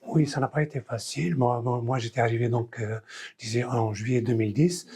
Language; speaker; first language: French; non-native, local second language; Kabyle